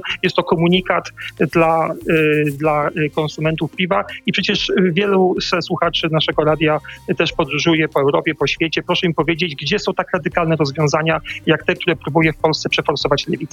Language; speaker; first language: Polish; native; Polish